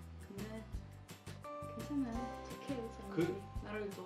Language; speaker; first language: Korean; non-native, fluent; Swedish